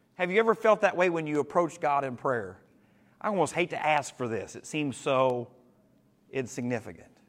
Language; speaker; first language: English; native; English